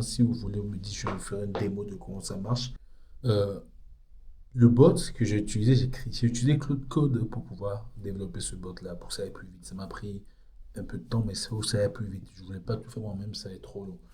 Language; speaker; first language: French; native; French